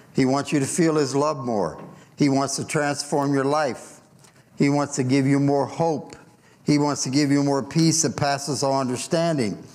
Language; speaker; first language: English; native; English